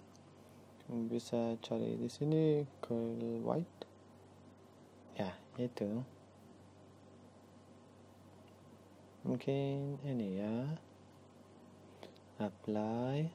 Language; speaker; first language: Indonesian; non-native, learner; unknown